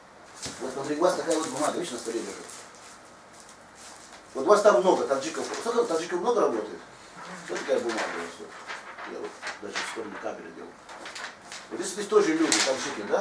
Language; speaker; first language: Russian; non-native, fluent; Tajik